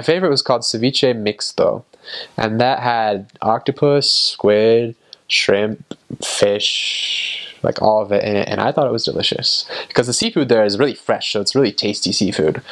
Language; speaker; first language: English; native; English